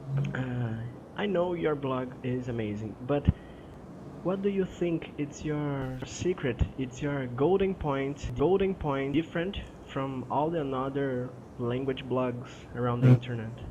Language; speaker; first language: English; non-native, fluent; Portuguese